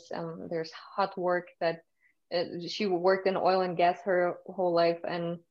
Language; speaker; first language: English; early bilingual, other home language; Russian